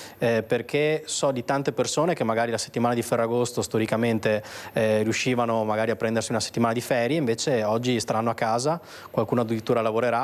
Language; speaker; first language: Italian; native; Italian